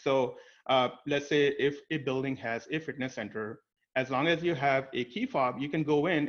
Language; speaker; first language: English; non-native, local second language; Hindi